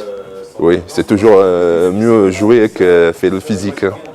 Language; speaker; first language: French; non-native, fluent; Bosnian